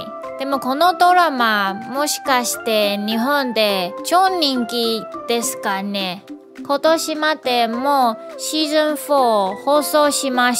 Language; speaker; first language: Japanese; non-native, learner; Chinese